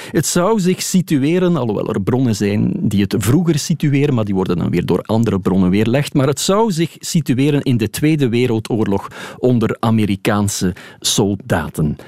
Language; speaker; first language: Dutch; native; Dutch